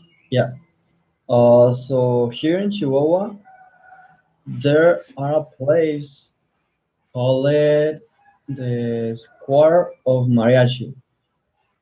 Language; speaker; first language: English; non-native, learner; Spanish